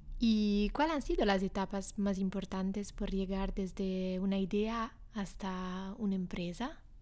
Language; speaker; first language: Spanish; non-native, fluent; Italian